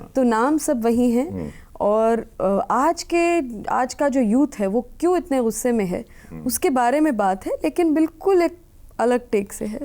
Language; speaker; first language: Hindi; native; Hindi